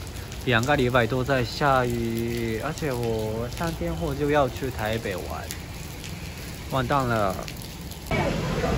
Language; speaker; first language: Chinese; non-native, fluent; Japanese